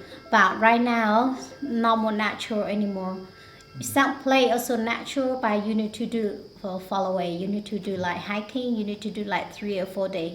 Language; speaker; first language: English; non-native, learner; Hmong